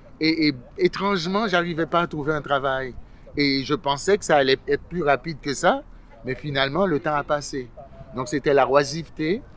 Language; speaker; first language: French; early bilingual, other home language; Haitian Creole